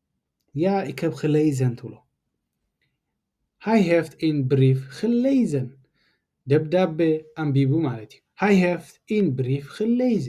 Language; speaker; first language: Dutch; non-native, learner; Tigrinya